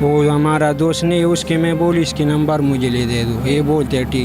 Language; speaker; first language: Hindi; non-native, local second language; Pashto